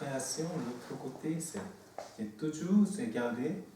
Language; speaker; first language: French; non-native, learner; Korean